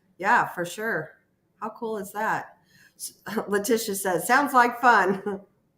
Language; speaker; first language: English; native; English